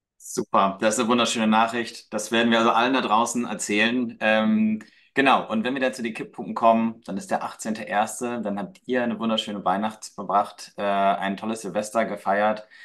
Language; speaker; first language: German; native; German